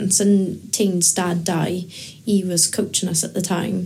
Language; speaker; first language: English; native; English